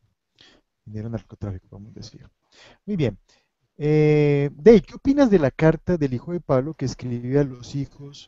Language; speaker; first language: Spanish; native; Spanish